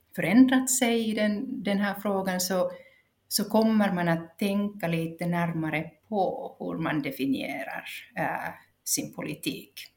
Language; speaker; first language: Swedish; non-native, local second language; Finnish